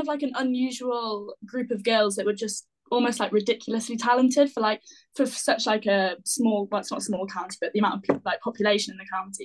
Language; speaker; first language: English; native; English